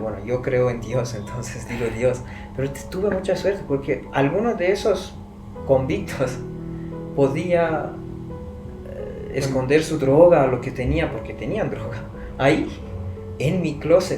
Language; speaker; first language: Spanish; non-native, fluent; Persian